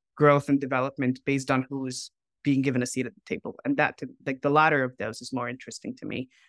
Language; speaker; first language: English; non-native, fluent; Arabic